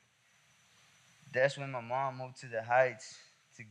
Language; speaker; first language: English; native; English